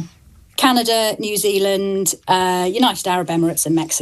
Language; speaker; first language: English; native; English